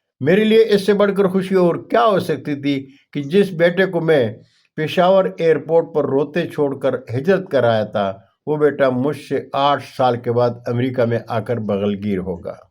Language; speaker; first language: Urdu; non-native, local second language; Punjabi